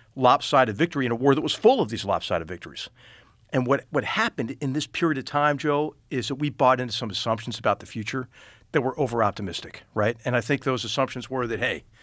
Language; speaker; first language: English; native; English